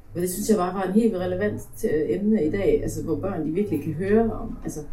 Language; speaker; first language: Danish; early bilingual, other home language; Polish